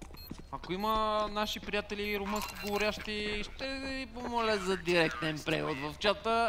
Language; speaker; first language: Bulgarian; native; Bulgarian